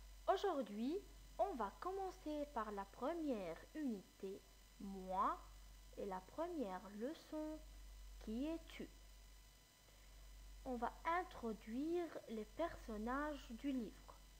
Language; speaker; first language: French; non-native, fluent; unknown